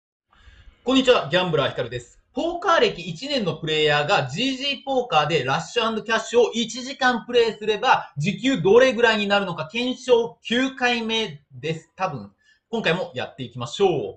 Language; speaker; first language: Japanese; native; Japanese